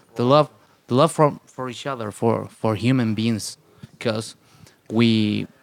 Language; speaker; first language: English; non-native, fluent; Spanish